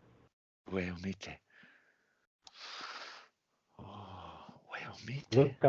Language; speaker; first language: Japanese; non-native, learner; English